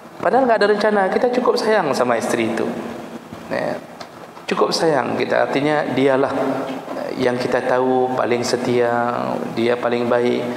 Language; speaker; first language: Malay; non-native, local second language; Achinese